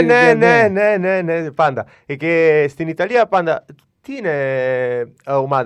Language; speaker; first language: Greek; non-native, learner; Italian